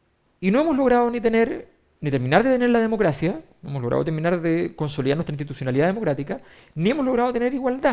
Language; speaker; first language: Spanish; native; Spanish